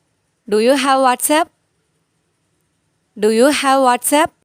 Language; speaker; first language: English; non-native, local second language; Tamil